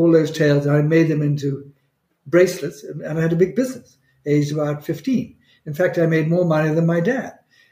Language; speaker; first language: English; non-native, local second language; Swahili